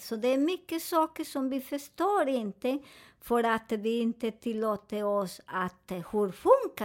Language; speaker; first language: Swedish; non-native, fluent; Spanish